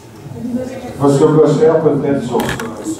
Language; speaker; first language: French; native; French